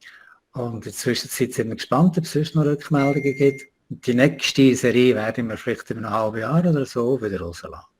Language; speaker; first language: German; native; German